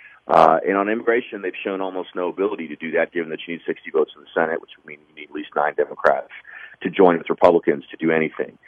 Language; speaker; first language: English; native; English